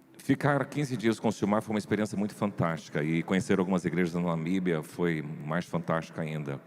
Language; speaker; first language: Portuguese; native; Portuguese